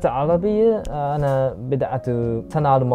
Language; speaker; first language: Arabic; non-native, learner; Japanese